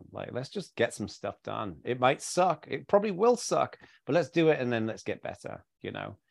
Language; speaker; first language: English; native; English